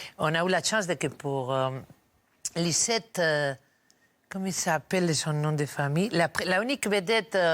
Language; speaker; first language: French; non-native, fluent; Spanish